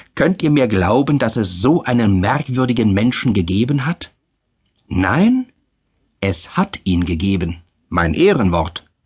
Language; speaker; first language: German; native; German